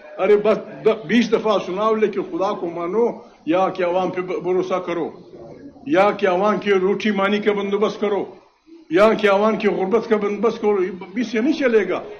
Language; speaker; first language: Urdu; non-native, local second language; Pashto